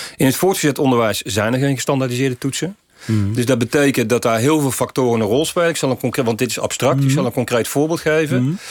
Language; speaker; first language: Dutch; native; Dutch